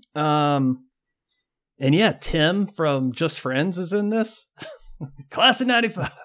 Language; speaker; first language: English; native; English